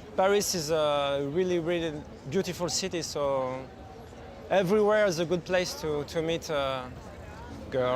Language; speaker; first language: English; non-native, fluent; French